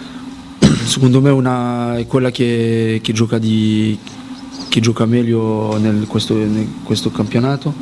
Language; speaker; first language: Italian; non-native, fluent; French